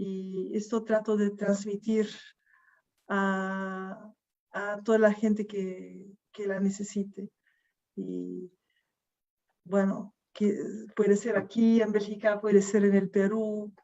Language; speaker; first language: Spanish; non-native, fluent; Dutch